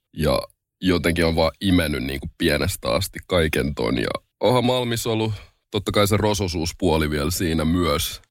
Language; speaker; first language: Finnish; early bilingual, other home language; Lingala